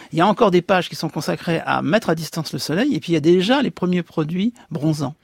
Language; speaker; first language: French; native; French